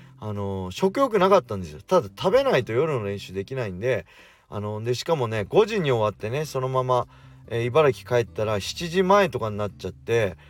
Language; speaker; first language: Japanese; native; Japanese